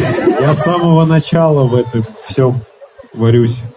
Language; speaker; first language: Russian; native; Russian